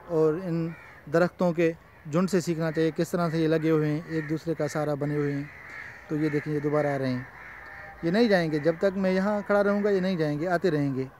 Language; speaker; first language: Urdu; non-native, local second language; Sindhi